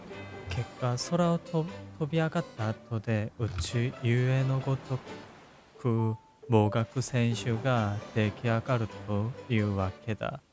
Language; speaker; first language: Japanese; non-native, learner; Korean